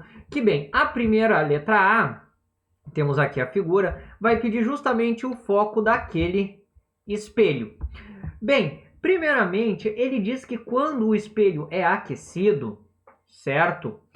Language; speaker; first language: Portuguese; native; Portuguese